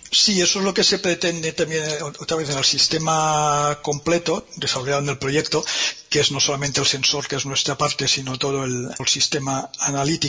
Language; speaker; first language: Spanish; native; Spanish